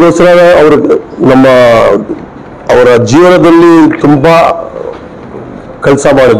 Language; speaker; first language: Kannada; non-native, local second language; Urdu